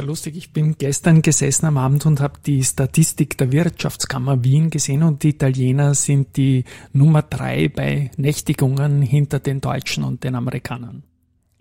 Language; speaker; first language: German; native; German